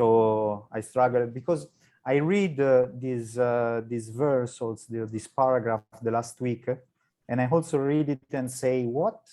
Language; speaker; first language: English; non-native, learner; Italian